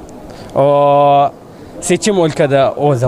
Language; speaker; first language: Turkish; non-native, learner; Arabic